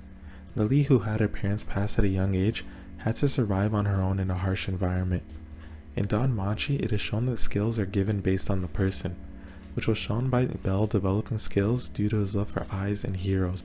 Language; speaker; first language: English; native; English